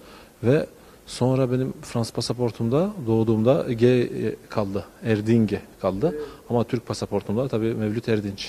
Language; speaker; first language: Turkish; early bilingual, heritage; Turkish